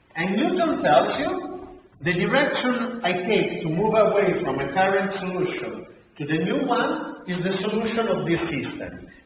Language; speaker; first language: English; non-native, fluent; Italian